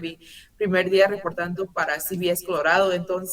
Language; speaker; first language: Spanish; early bilingual, heritage; English